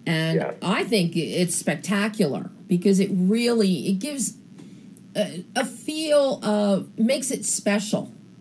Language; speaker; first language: English; native; English